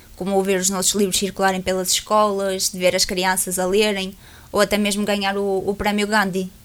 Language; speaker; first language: Portuguese; non-native, fluent; Ukrainian